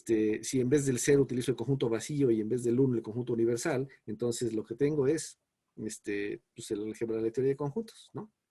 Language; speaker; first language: Spanish; native; Spanish